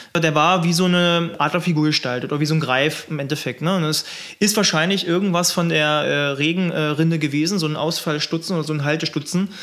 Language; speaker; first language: German; native; German